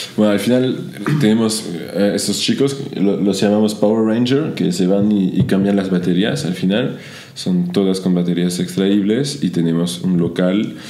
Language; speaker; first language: Spanish; non-native, fluent; French